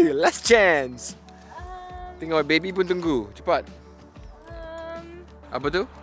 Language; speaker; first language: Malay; non-native, local second language; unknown